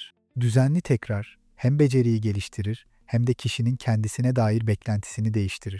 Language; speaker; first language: Turkish; native; Turkish